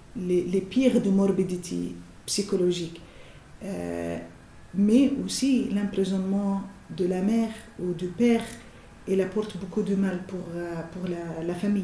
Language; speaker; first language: French; non-native, fluent; Arabic